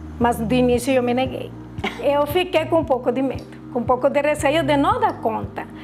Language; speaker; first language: Portuguese; non-native, fluent; Spanish